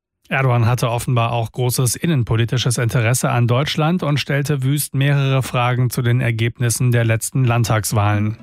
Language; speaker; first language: German; native; German